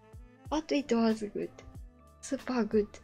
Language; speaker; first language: English; non-native, learner; Japanese